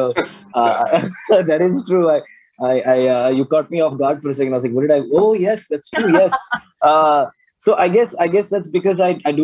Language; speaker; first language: English; native; English